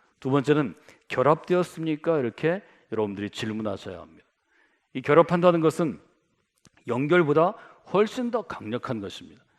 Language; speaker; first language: Korean; native; Korean